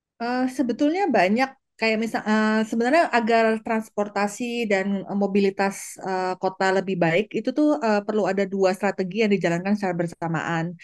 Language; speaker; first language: Indonesian; native; Indonesian